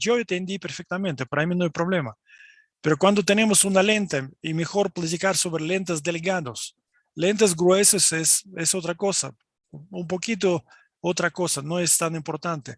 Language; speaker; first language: Spanish; non-native, fluent; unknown